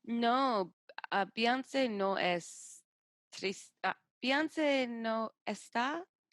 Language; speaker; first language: Spanish; non-native, learner; English